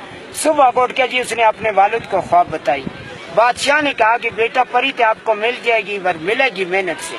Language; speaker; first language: Hindi; non-native, local second language; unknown